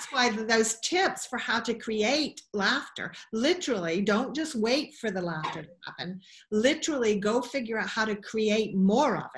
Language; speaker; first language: English; native; English